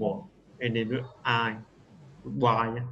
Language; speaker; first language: English; non-native, learner; Vietnamese